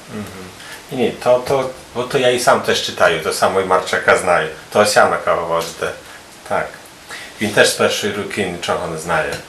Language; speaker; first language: Ukrainian; early bilingual, heritage; Ukrainian